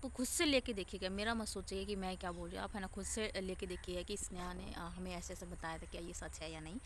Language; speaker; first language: Hindi; native; Hindi